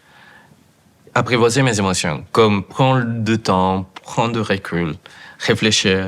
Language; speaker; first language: French; non-native, fluent; Spanish